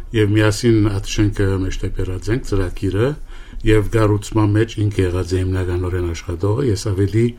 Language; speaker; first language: Armenian; early bilingual, heritage; Armenian